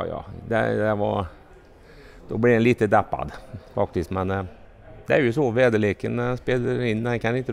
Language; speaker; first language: Swedish; native; Swedish